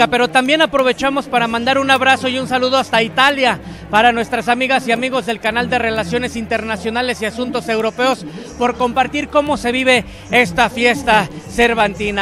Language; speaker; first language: Spanish; native; Spanish